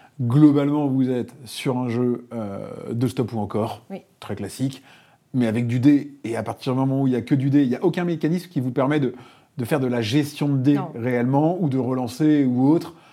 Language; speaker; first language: French; native; French